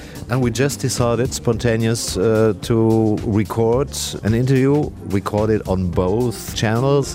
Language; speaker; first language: English; non-native, fluent; German